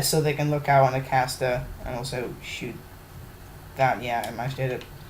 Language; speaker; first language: English; native; English